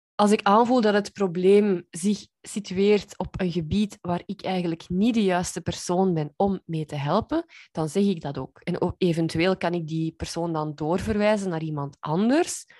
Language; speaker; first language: Dutch; native; Dutch